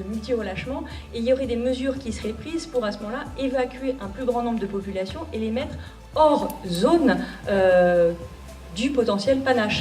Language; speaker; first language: French; native; French